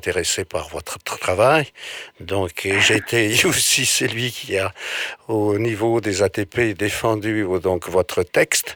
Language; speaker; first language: French; non-native, fluent; Portuguese